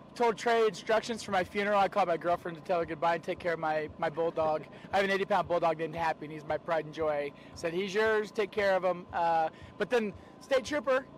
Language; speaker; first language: English; native; English